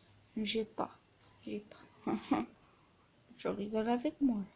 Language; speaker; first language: French; non-native, learner; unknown